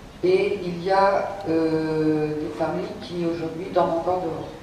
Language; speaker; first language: French; native; French